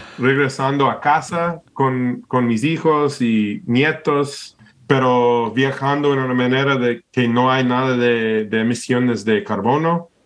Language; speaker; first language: Spanish; non-native, fluent; English